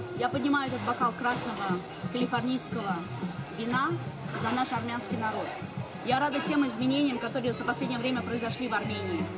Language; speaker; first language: Russian; native; Russian